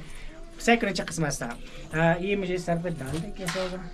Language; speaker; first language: Hindi; non-native, learner; Persian